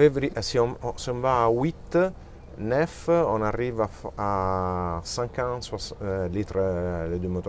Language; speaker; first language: French; non-native, fluent; Italian